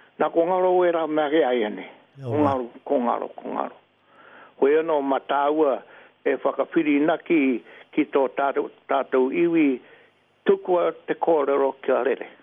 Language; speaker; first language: Māori; native; Māori